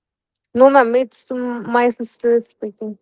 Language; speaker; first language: English; non-native, local second language; Hindi